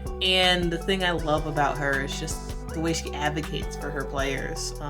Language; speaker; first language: English; native; English